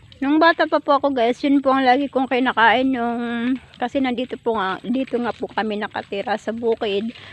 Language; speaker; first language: Filipino; non-native, local second language; Cebuano